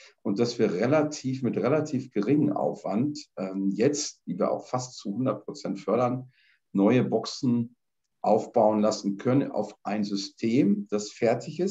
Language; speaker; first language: German; native; German